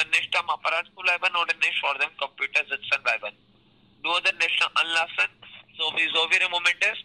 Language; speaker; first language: German; non-native, learner; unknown